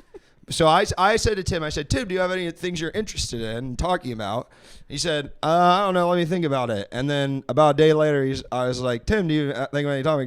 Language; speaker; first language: English; native; English